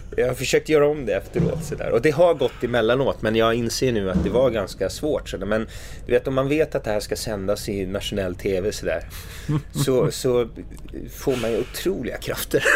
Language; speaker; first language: Swedish; early bilingual, other home language; English